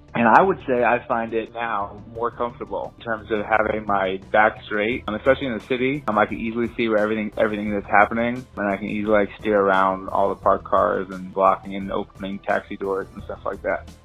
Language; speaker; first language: English; native; English